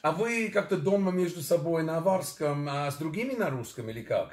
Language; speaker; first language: Russian; non-native, fluent; English